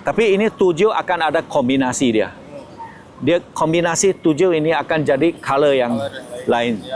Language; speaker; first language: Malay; non-native, local second language; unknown